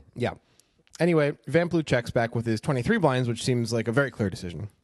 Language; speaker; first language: English; native; English